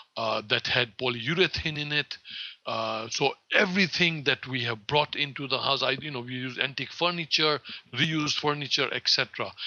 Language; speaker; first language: English; non-native, local second language; Gujarati